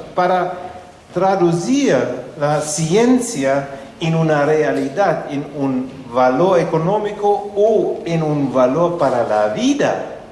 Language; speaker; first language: Spanish; non-native, fluent; German